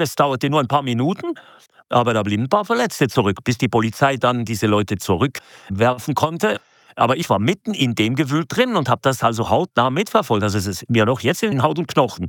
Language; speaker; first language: German; native; German